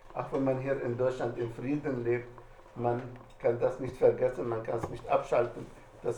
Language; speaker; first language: German; non-native, fluent; Arabic